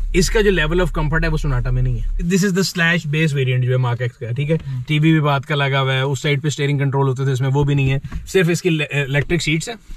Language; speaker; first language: Urdu; non-native, local second language; Punjabi